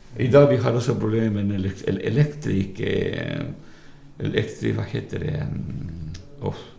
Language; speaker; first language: Norwegian; non-native, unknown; Spanish